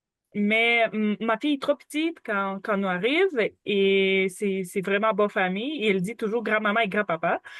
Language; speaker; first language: French; non-native, learner; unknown